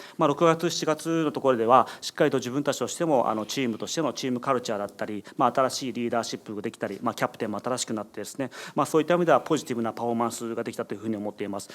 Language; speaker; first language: Japanese; native; Japanese